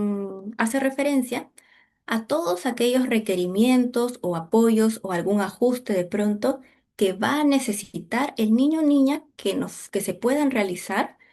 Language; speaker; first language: Spanish; native; Spanish